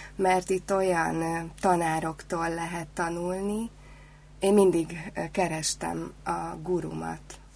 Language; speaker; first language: Hungarian; native; Hungarian